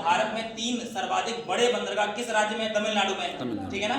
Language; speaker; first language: Hindi; native; Hindi